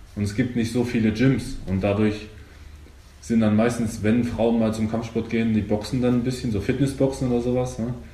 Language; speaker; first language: German; native; German